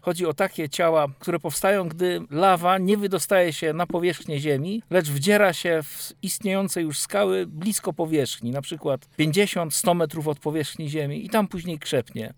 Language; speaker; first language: Polish; native; Polish